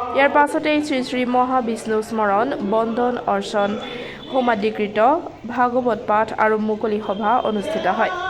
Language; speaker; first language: Assamese; native; Assamese